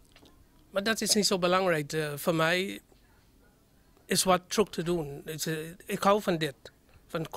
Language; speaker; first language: Dutch; non-native, fluent; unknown